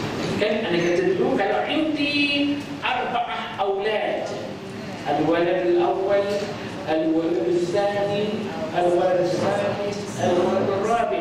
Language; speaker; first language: Arabic; non-native, fluent; Malay